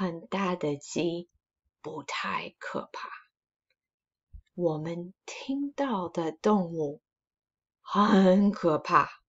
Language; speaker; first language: Chinese; non-native, fluent; English